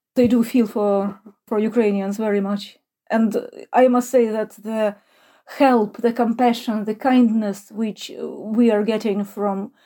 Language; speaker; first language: English; non-native, fluent; Ukrainian